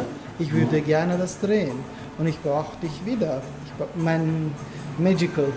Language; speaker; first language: German; non-native, learner; Turkish